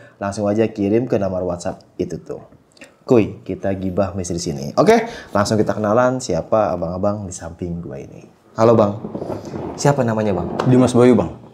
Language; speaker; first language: Indonesian; native; Indonesian